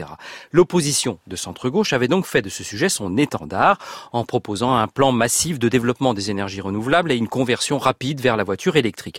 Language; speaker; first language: French; native; French